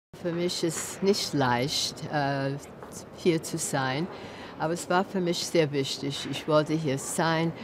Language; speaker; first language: German; early bilingual, heritage; German